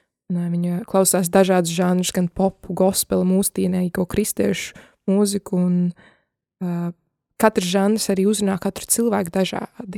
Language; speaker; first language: Latvian; native; Latvian